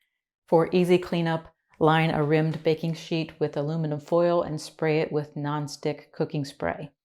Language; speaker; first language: English; native; English